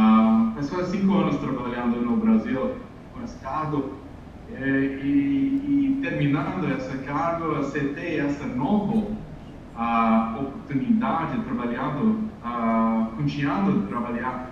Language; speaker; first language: Portuguese; non-native, fluent; English